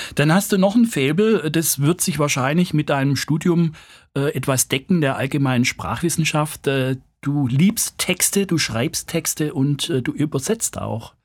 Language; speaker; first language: German; native; German